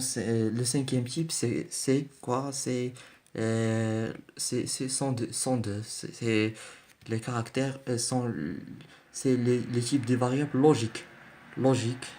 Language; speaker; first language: French; non-native, learner; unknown